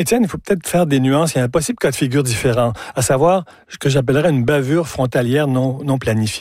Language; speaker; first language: French; native; French